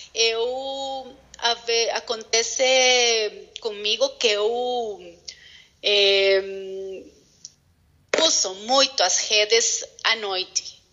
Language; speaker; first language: Portuguese; non-native, learner; Spanish